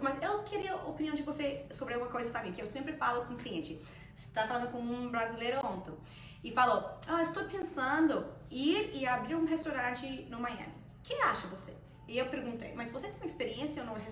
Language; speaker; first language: Portuguese; non-native, fluent; Spanish